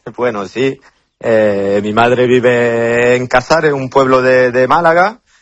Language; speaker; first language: Spanish; early bilingual, heritage; Spanish